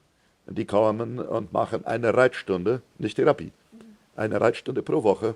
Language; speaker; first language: German; non-native, local second language; Plautdietsch